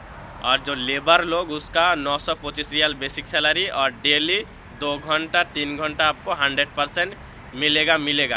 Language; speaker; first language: Hindi; non-native, local second language; Bangla